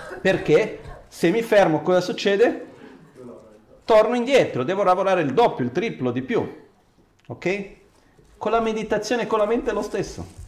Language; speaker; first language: Italian; non-native, fluent; Portuguese